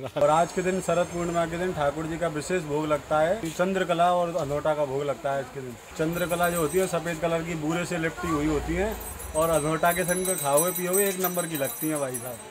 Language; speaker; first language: Hindi; native; Hindi